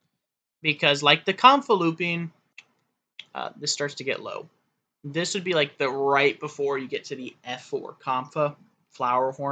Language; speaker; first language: English; native; English